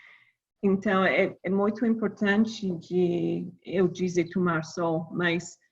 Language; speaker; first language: Portuguese; non-native, learner; English